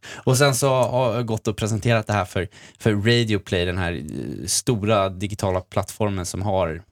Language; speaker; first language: Swedish; native; Swedish